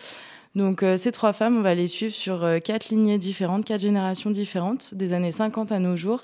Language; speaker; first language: French; native; French